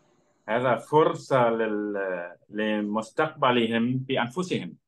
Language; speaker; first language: Arabic; non-native, learner; German